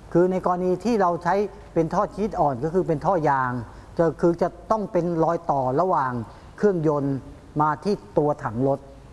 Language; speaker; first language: Thai; native; Thai